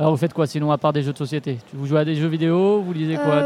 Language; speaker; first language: French; native; French